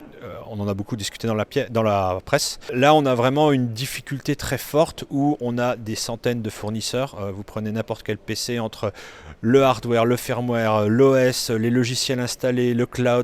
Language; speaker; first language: French; native; French